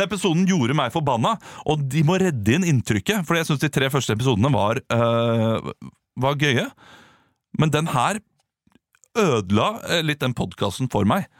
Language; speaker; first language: Norwegian; native; Norwegian